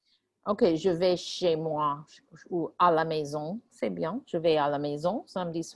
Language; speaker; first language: French; non-native, fluent; English